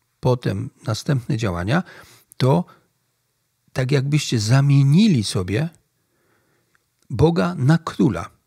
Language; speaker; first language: Polish; native; Polish